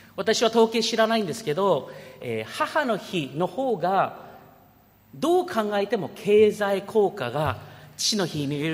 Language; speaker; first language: Japanese; early bilingual, heritage; Japanese